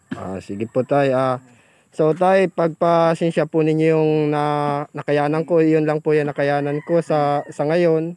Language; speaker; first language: Filipino; native; Filipino